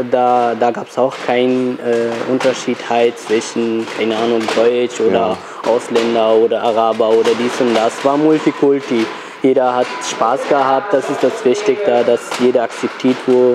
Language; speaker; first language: German; non-native, fluent; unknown